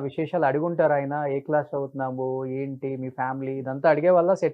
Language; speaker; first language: Telugu; native; Telugu